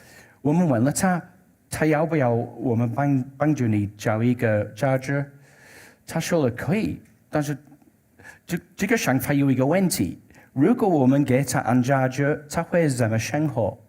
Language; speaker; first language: Chinese; non-native, learner; English